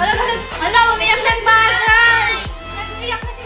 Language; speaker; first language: Filipino; non-native, local second language; Cebuano